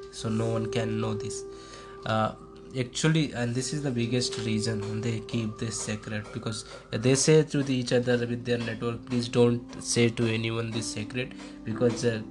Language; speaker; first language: English; non-native, local second language; Hindi